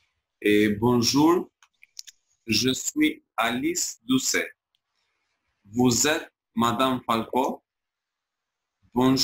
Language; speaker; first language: French; non-native, learner; Albanian